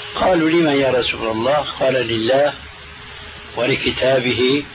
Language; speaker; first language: Arabic; early bilingual, other home language; Albanian